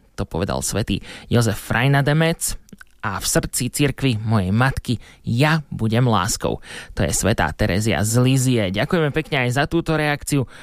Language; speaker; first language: Slovak; native; Slovak